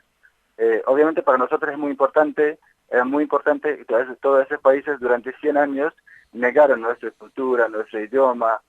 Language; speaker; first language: Spanish; non-native, fluent; Kurdish